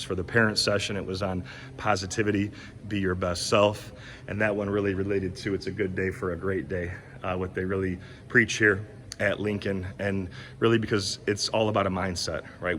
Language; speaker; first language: English; native; English